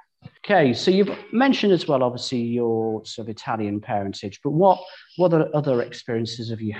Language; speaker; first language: English; native; English